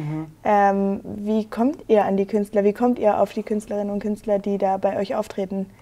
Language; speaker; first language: German; native; German